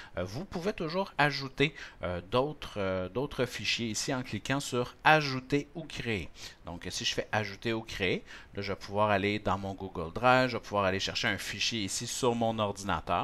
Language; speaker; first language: French; native; French